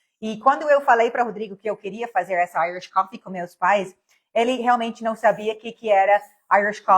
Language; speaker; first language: Portuguese; non-native, fluent; English